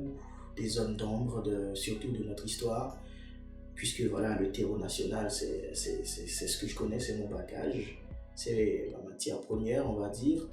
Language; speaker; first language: French; non-native, local second language; Haitian Creole